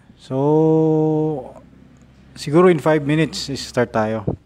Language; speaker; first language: Filipino; non-native, local second language; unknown